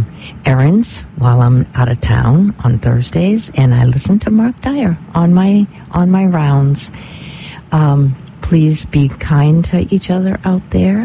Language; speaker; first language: English; native; English